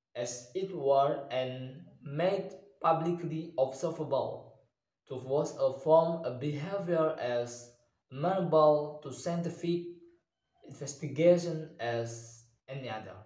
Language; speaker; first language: English; non-native, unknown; Indonesian